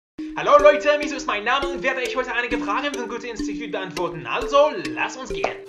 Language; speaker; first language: German; non-native, learner; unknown